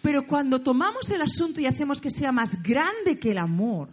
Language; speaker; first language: Spanish; native; Spanish